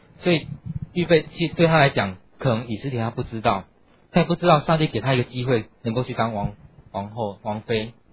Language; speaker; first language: Chinese; native; Chinese